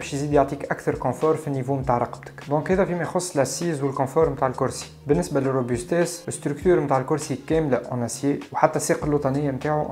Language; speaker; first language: Arabic; native; Arabic